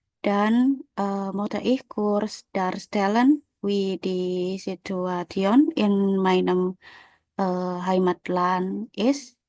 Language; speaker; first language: German; non-native, learner; Indonesian